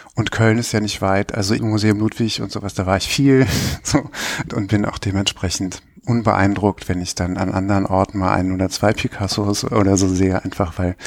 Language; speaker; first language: German; native; German